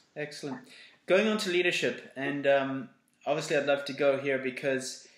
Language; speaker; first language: English; native; English